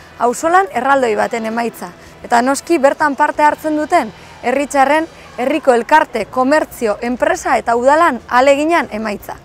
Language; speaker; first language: Basque; native; Basque